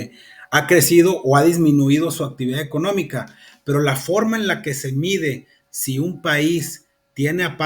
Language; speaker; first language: Spanish; native; Spanish